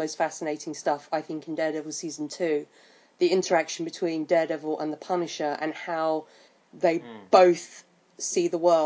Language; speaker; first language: English; native; English